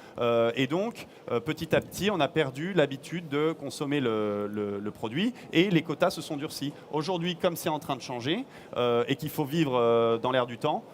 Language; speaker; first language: French; native; French